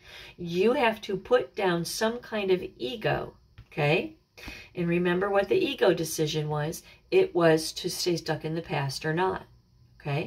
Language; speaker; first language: English; native; English